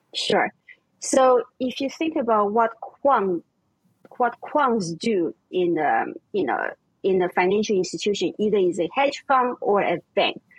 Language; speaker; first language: English; non-native, fluent; German